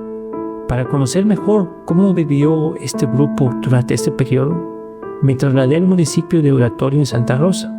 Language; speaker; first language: Spanish; native; Spanish